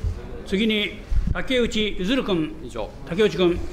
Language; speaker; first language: Japanese; native; Japanese